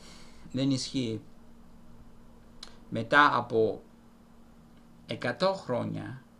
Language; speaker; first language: Greek; non-native, fluent; Italian